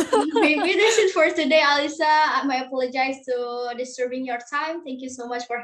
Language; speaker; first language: English; non-native, learner; Indonesian